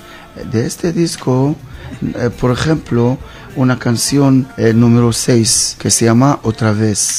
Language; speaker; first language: Spanish; non-native, learner; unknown